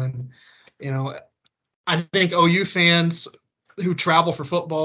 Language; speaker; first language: English; native; English